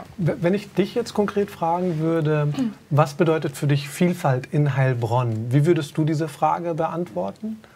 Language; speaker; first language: German; native; German